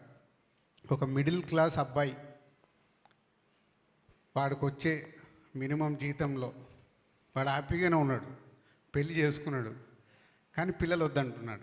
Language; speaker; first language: Telugu; native; Telugu